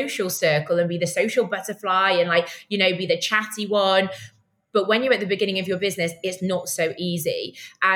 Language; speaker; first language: English; native; English